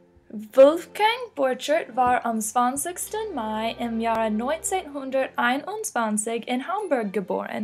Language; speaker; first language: German; non-native, learner; English